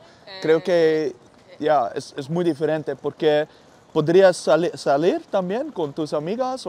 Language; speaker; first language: Spanish; non-native, learner; Dutch